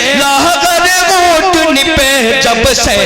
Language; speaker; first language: Hindi; native; Hindi